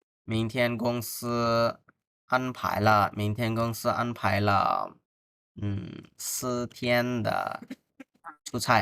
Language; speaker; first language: Chinese; non-native, fluent; Bangla